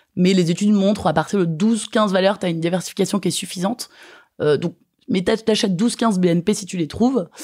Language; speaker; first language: French; native; French